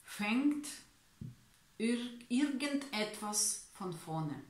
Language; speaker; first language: German; non-native, learner; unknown